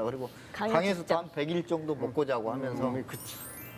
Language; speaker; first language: Korean; native; Korean